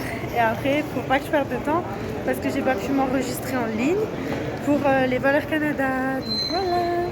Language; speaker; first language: French; native; French